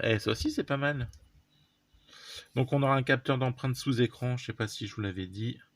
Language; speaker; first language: French; native; French